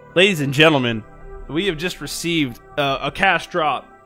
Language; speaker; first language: English; native; English